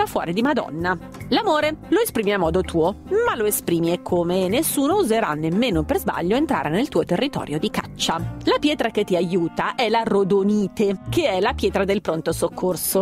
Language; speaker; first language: Italian; native; Italian